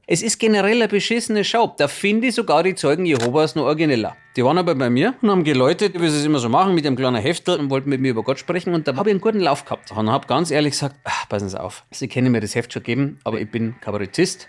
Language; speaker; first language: German; native; German